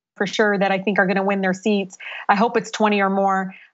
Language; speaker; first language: English; native; English